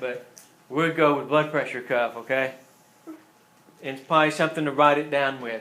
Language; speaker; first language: English; native; English